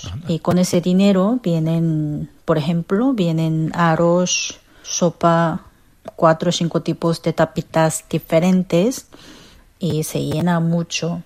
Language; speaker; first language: Spanish; non-native, fluent; Korean